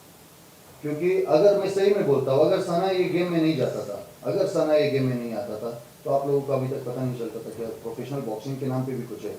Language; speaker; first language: Hindi; non-native, fluent; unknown